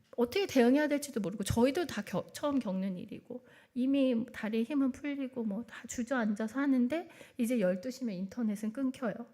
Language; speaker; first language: Korean; native; Korean